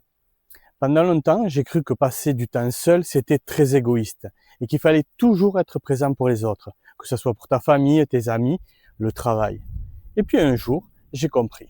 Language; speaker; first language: French; native; French